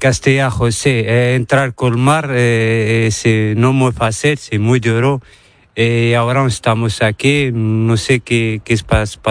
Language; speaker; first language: Spanish; non-native, learner; Arabic